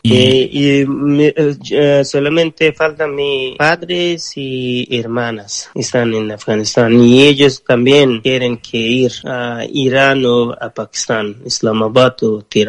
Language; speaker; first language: Spanish; non-native, learner; Persian